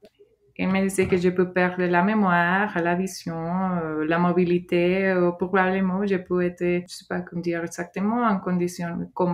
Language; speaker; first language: French; non-native, fluent; Spanish